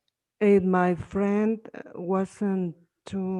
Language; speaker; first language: English; non-native, learner; Spanish